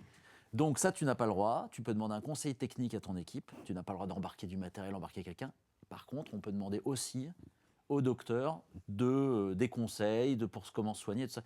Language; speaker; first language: French; native; French